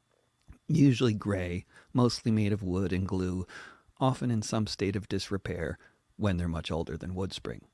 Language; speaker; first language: English; native; English